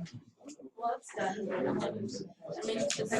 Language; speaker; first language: English; native; English